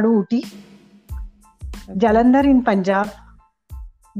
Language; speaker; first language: English; non-native, local second language; Marathi